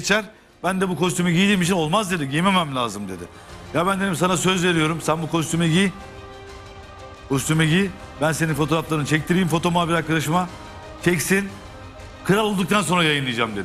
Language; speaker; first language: Turkish; native; Turkish